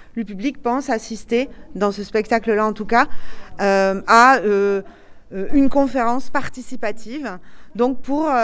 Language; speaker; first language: French; native; French